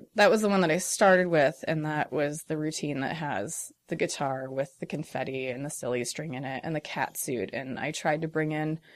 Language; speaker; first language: English; native; English